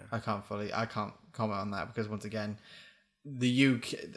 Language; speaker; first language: English; native; English